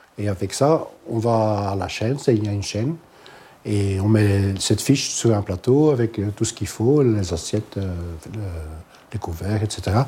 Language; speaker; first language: French; non-native, local second language; Dutch